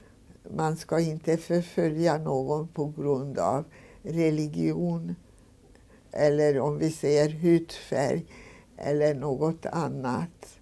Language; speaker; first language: Swedish; non-native, fluent; Hungarian